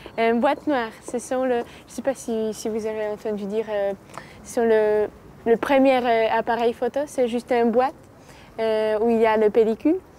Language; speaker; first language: French; non-native, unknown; Polish